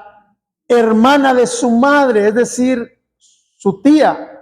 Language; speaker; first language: Spanish; native; Spanish